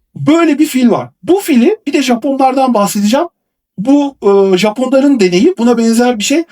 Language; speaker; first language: Turkish; native; Turkish